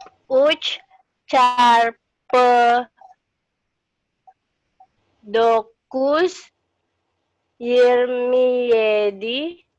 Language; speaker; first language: Turkish; non-native, learner; Indonesian